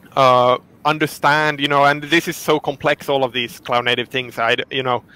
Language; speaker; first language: English; non-native, fluent; Finnish